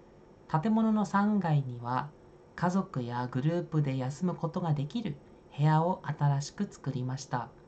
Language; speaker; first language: Japanese; non-native, fluent; Indonesian